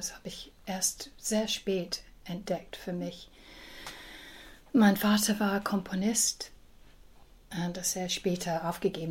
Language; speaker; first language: German; early bilingual, heritage; English